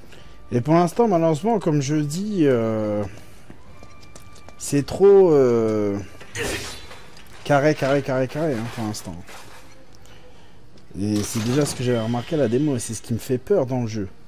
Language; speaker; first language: French; native; French